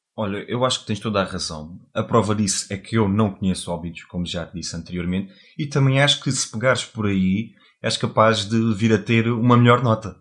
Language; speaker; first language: Portuguese; native; Portuguese